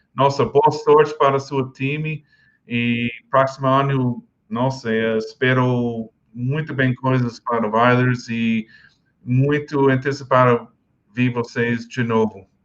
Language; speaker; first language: Portuguese; non-native, learner; English